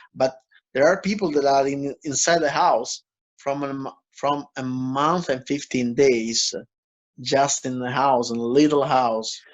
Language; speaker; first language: English; non-native, fluent; Italian